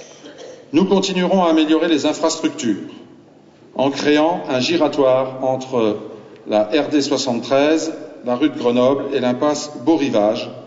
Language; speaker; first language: French; native; French